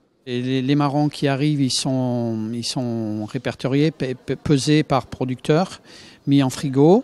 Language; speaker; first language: French; native; French